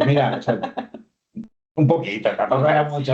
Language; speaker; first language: Spanish; native; Spanish